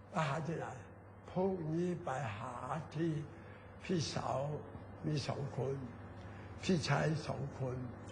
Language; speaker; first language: Thai; non-native, learner; Chinese